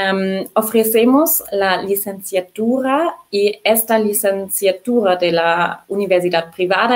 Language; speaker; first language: Spanish; non-native, fluent; German